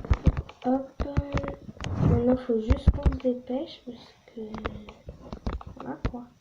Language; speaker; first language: French; native; French